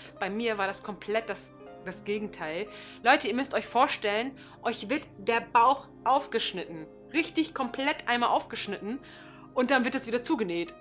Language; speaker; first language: German; early bilingual, other home language; Turkish